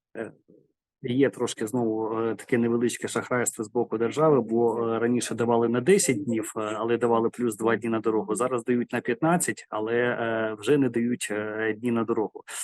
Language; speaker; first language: Ukrainian; native; Ukrainian